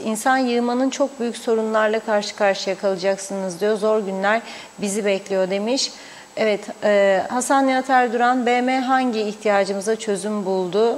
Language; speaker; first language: Turkish; native; Turkish